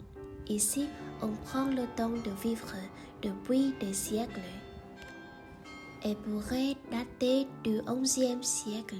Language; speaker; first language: French; non-native, learner; Vietnamese